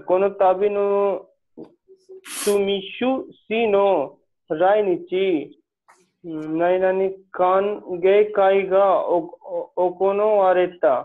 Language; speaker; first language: Japanese; non-native, learner; Hindi